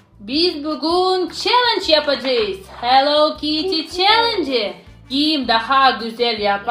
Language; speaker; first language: Turkish; non-native, learner; Russian